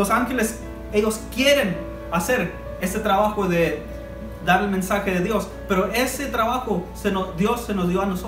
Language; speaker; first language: Spanish; early bilingual, heritage; Spanish